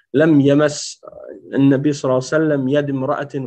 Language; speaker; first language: Arabic; non-native, fluent; French